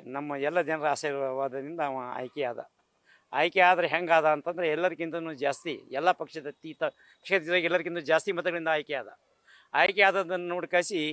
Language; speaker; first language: Kannada; non-native, local second language; Lambadi